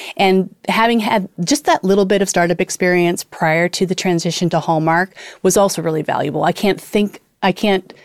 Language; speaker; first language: English; native; English